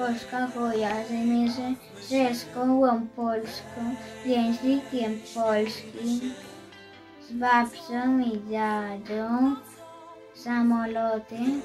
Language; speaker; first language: Polish; early bilingual, other home language; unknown